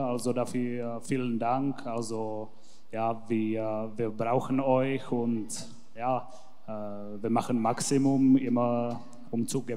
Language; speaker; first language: German; non-native, learner; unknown